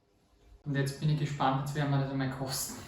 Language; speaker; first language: German; native; German